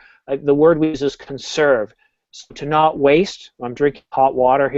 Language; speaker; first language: English; native; English